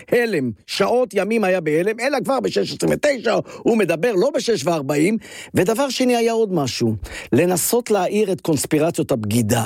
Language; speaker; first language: Hebrew; native; Hebrew